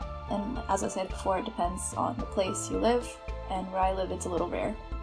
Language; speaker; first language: English; native; English